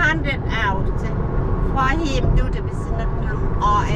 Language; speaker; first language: English; non-native, learner; Vietnamese